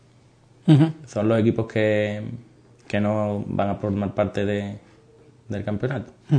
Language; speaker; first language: Spanish; native; Spanish